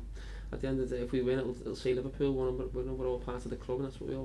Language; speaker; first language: English; native; English